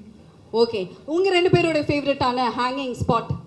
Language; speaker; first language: Tamil; native; Tamil